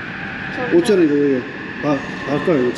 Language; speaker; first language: Korean; native; Korean